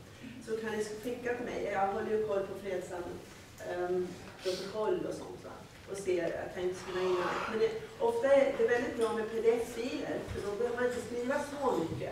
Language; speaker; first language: Swedish; native; Swedish